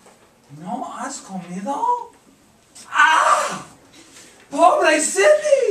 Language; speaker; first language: Spanish; non-native, fluent; English